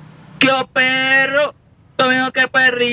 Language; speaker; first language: Spanish; native; Spanish